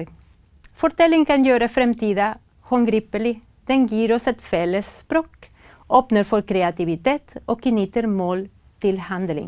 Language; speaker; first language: Norwegian; non-native, fluent; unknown